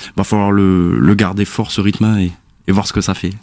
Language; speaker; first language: French; native; French